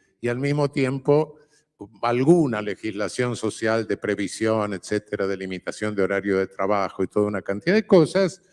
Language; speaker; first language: Spanish; native; Spanish